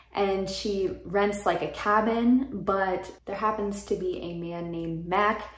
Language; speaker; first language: English; native; English